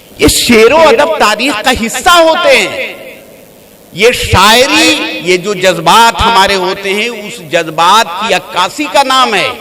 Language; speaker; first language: Urdu; native; Urdu